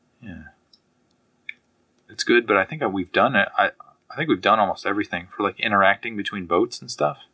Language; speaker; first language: English; native; English